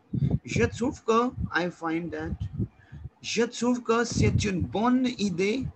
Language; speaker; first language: French; non-native, learner; Hindi